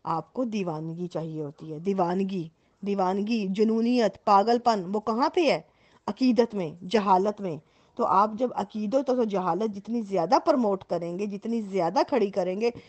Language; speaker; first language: Hindi; native; Hindi